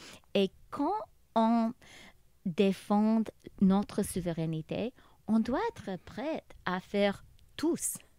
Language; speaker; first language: French; non-native, local second language; English